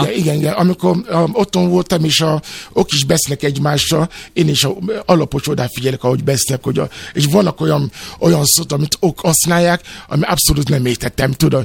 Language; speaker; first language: Hungarian; non-native, fluent; Yoruba